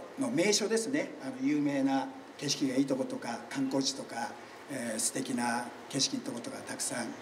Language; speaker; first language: Japanese; native; Japanese